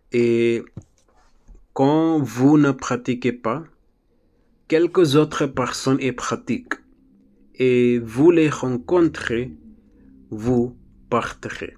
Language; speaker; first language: French; non-native, learner; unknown